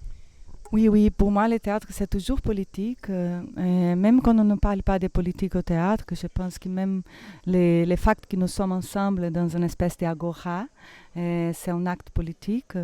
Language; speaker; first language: French; non-native, fluent; Portuguese